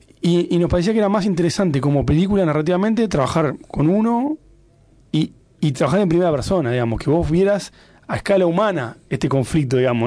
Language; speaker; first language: Spanish; native; Spanish